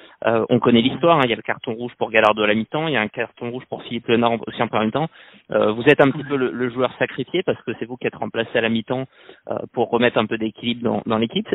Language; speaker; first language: French; native; French